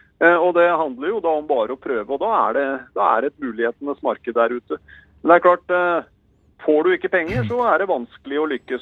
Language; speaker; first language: Norwegian; native; Norwegian